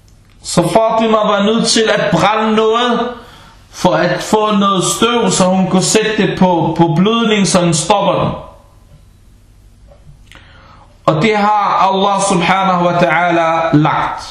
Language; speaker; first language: Danish; early bilingual, other home language; Arabic